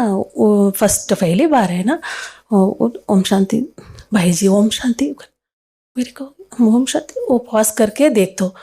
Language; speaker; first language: Hindi; non-native, local second language; Kannada